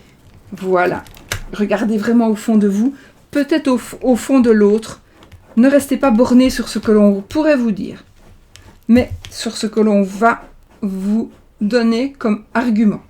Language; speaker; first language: French; native; French